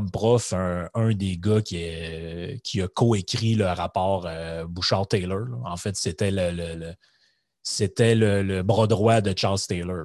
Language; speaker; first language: French; native; French